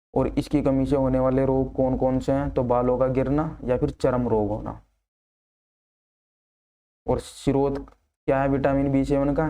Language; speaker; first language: Hindi; native; Hindi